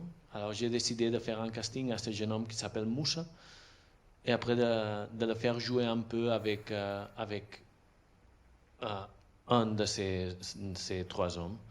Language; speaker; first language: French; non-native, fluent; Catalan